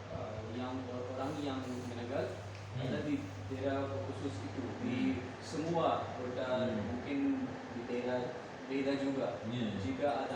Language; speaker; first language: Indonesian; non-native, learner; Urdu